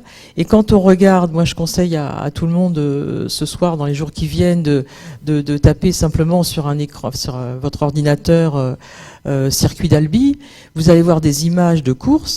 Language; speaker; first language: French; native; French